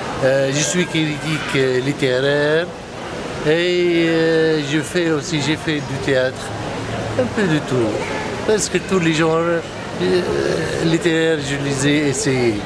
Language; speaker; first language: French; non-native, local second language; Arabic